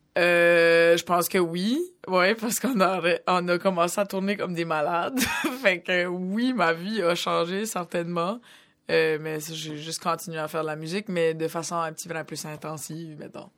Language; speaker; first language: French; native; French